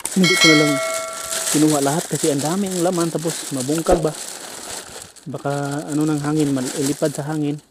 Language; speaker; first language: Filipino; non-native, local second language; Cebuano